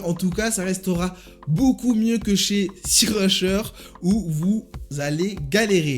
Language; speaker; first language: French; native; French